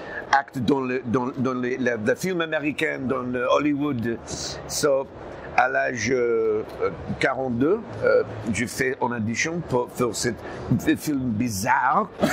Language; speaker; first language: French; non-native, learner; English